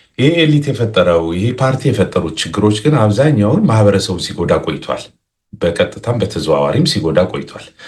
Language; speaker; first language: Amharic; non-native, local second language; Tigrinya